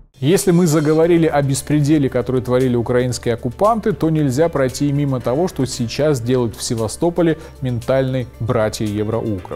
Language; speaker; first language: Russian; native; Russian